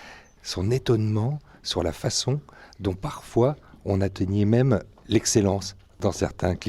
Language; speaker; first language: French; native; French